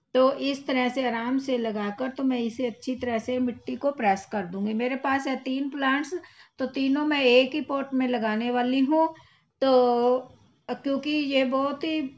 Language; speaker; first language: Hindi; native; Hindi